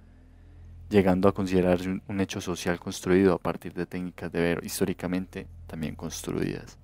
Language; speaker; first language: Spanish; native; Spanish